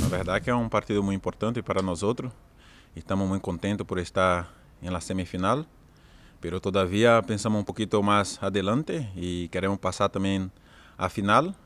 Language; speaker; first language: Portuguese; native; Portuguese